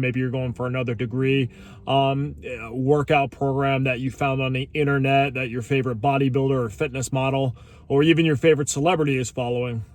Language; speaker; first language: English; native; English